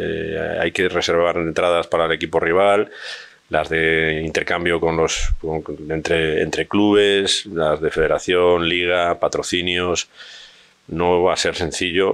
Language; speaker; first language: Spanish; native; Spanish